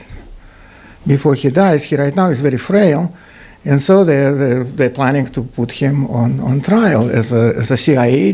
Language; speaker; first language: English; non-native, fluent; Russian